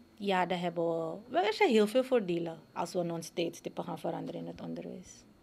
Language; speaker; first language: Dutch; native; Dutch